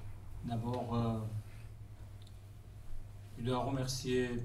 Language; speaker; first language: French; non-native, fluent; Persian